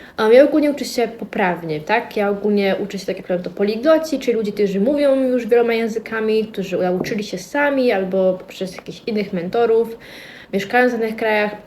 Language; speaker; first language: Polish; native; Polish